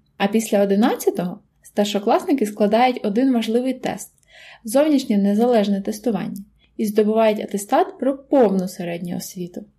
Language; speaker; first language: Ukrainian; native; Ukrainian